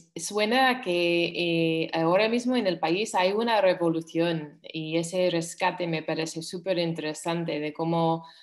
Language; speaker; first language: Spanish; non-native, fluent; English